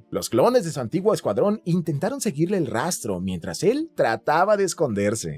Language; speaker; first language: Spanish; native; Spanish